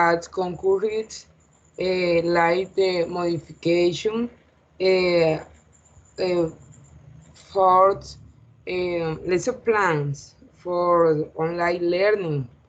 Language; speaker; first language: English; non-native, learner; Spanish